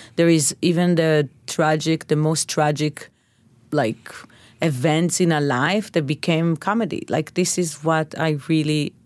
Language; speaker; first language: English; non-native, fluent; Hebrew